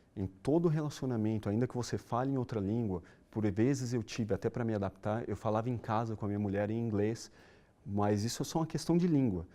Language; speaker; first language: Portuguese; native; Portuguese